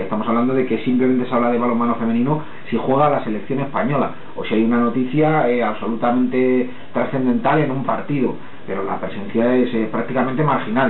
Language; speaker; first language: Spanish; native; Spanish